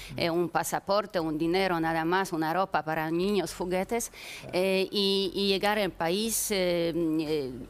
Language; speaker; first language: Spanish; non-native, fluent; Polish